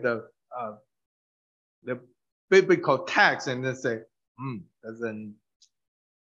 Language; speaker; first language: English; non-native, fluent; Min Nan Chinese